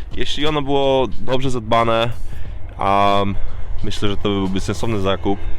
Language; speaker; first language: Polish; early bilingual, heritage; Polish